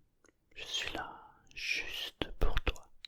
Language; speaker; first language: French; native; French